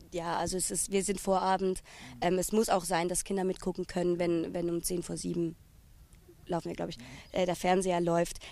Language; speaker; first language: German; native; German